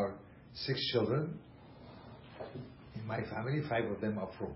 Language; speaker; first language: English; non-native, fluent; German